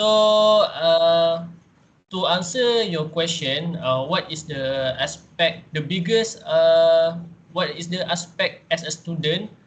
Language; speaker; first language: English; non-native, learner; Malay